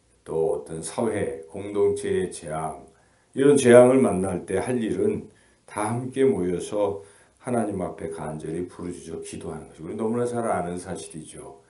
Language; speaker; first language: Korean; native; Korean